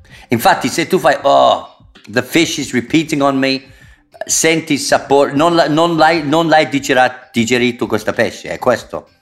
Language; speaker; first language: Italian; non-native, fluent; English